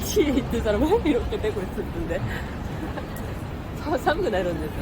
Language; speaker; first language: Korean; non-native, fluent; Japanese